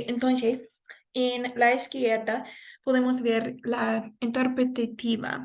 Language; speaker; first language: Spanish; non-native, fluent; English